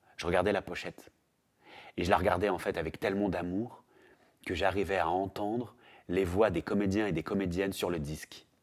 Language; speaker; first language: French; native; French